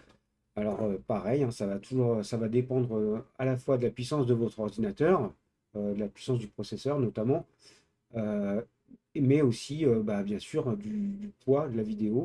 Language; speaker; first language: French; native; French